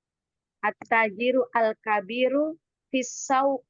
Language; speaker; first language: Arabic; non-native, learner; Indonesian